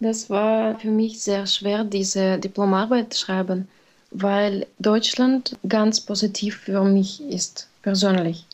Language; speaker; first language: German; non-native, fluent; Russian